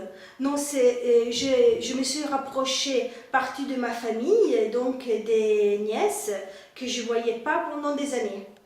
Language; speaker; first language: French; non-native, fluent; Spanish